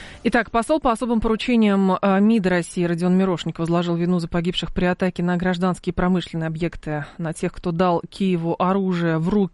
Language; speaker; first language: Russian; native; Russian